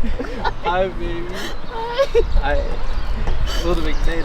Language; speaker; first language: Danish; early bilingual, other home language; Tamil